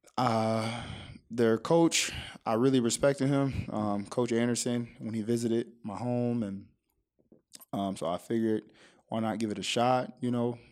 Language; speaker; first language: English; native; English